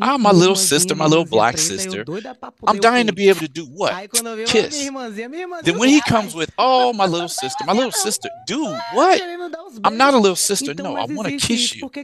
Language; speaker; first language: English; native; English